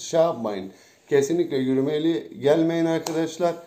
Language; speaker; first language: Turkish; native; Turkish